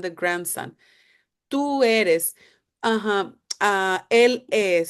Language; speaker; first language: Spanish; non-native, fluent; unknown